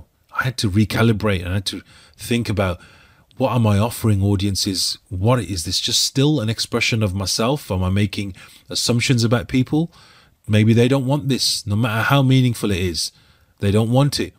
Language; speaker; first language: English; native; English